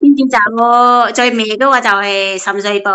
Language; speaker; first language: Cantonese; non-native, fluent; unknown